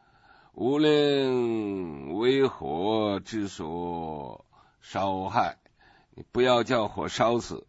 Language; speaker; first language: Chinese; native; Chinese